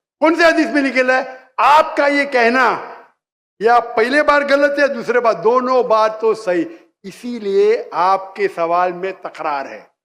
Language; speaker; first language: Urdu; non-native, local second language; Konkani